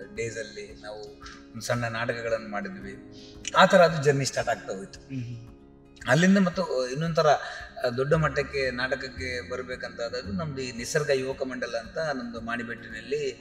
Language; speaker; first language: Kannada; non-native, local second language; Tulu